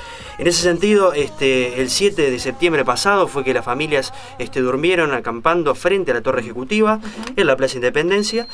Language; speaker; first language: Spanish; native; Spanish